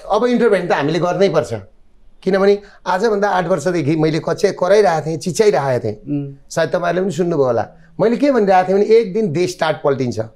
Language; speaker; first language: Nepali; native; Nepali